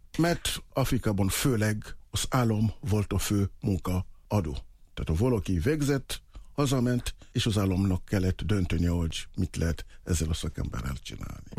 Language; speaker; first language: Hungarian; non-native, fluent; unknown